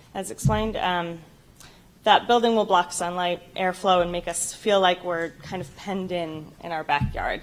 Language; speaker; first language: English; native; English